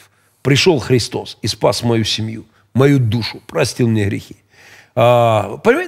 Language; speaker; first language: Russian; native; Russian